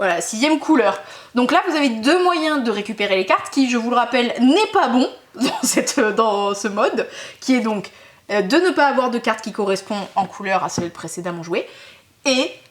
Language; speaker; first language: French; native; French